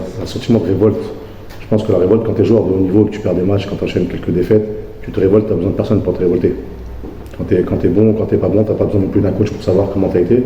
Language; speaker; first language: French; native; French